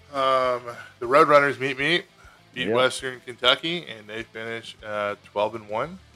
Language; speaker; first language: English; native; English